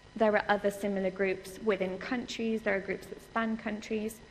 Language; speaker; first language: English; native; English